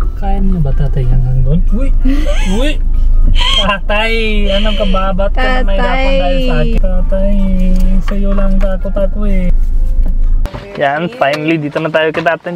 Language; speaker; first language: Filipino; non-native, learner; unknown